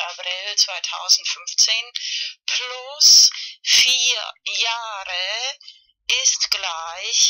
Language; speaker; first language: German; non-native, learner; Spanish